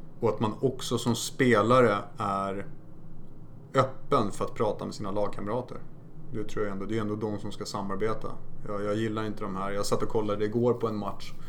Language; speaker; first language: Swedish; early bilingual, other home language; Polish